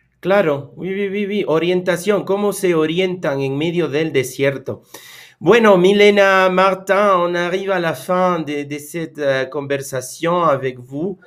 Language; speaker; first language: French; non-native, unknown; Spanish